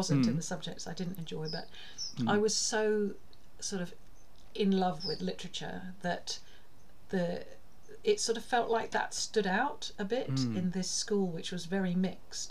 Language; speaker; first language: English; native; English